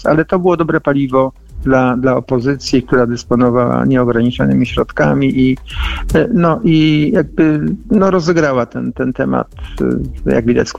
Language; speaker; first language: Polish; native; Polish